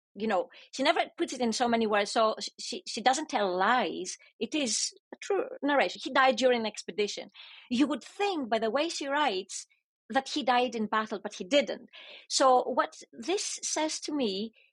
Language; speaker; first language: English; non-native, fluent; Greek